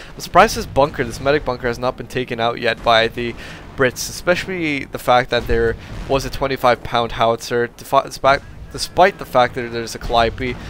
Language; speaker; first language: English; native; English